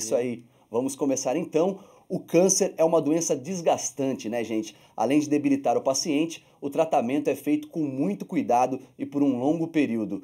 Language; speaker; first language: Portuguese; native; Portuguese